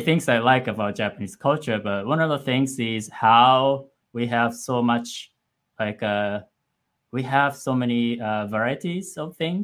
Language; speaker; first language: English; non-native, fluent; Japanese